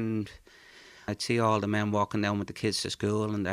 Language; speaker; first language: English; native; English